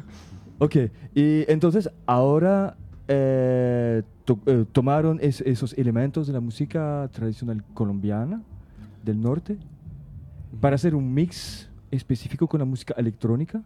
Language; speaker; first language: Spanish; non-native, fluent; French